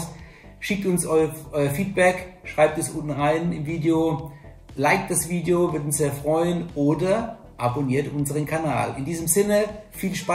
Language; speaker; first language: German; native; German